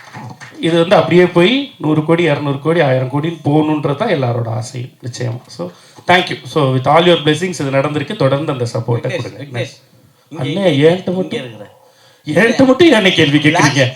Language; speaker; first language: Tamil; native; Tamil